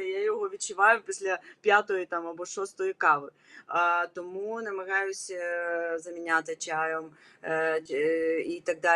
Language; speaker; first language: Ukrainian; non-native, local second language; Russian